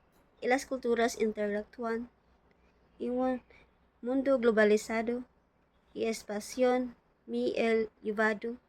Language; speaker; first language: Spanish; non-native, learner; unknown